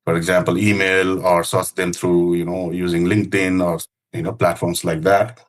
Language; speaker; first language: English; non-native, local second language; Nepali